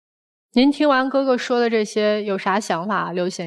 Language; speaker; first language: Chinese; native; Chinese